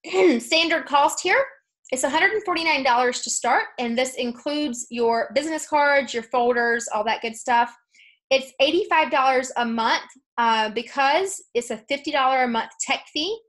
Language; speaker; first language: English; native; English